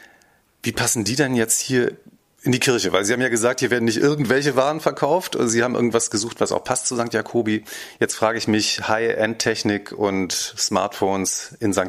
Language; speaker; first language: German; native; German